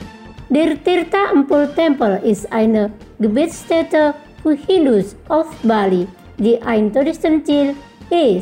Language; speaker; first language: German; non-native, fluent; Indonesian